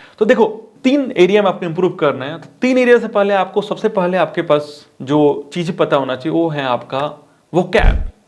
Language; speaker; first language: Hindi; native; Hindi